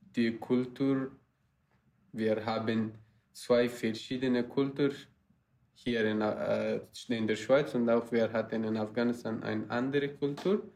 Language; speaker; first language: German; non-native, learner; Persian